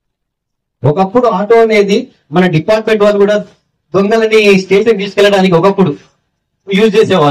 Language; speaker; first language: Telugu; native; Telugu